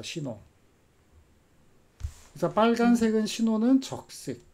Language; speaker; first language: Korean; native; Korean